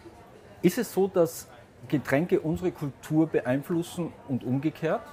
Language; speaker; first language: German; native; German